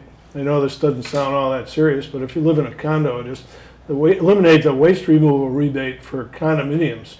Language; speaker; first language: English; native; English